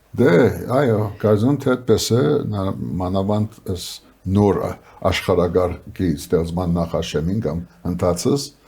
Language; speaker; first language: Armenian; early bilingual, heritage; Armenian